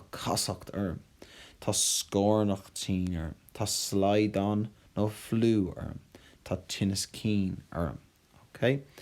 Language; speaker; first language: Irish; non-native, local second language; English